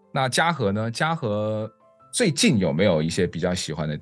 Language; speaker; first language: Chinese; native; Chinese